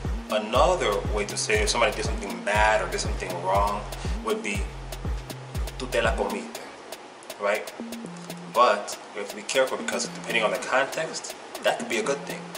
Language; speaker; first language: English; native; English